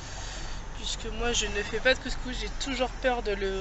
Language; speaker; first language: French; native; French